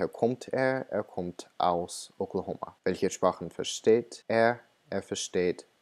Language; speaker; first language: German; non-native, fluent; English